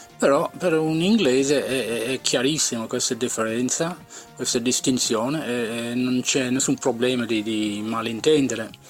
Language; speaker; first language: Italian; native; Italian